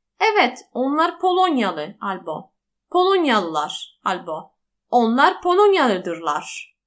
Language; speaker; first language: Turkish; non-native, fluent; Polish